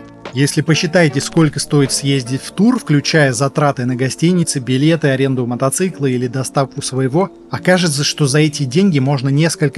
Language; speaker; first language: Russian; native; Russian